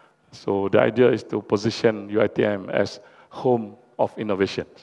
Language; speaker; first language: English; non-native, local second language; Malay